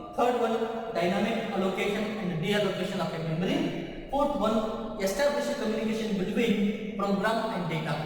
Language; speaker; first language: English; non-native, local second language; Kannada